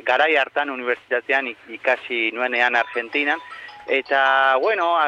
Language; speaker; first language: Basque; non-native, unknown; Spanish